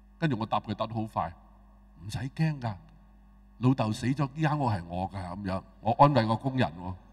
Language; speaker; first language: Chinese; non-native, local second language; Cantonese